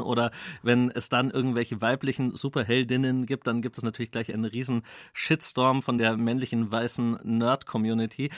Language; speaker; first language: German; native; German